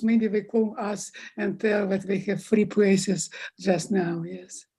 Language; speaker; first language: English; non-native, fluent; Russian